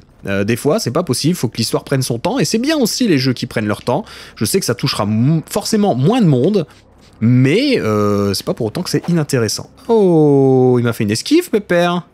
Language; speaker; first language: French; native; French